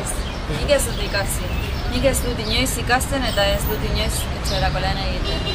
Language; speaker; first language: Basque; non-native, learner; Spanish